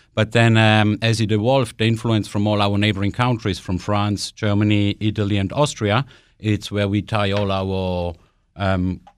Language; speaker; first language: English; non-native, fluent; German